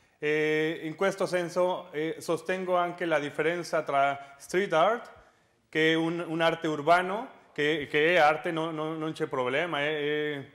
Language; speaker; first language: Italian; non-native, learner; Spanish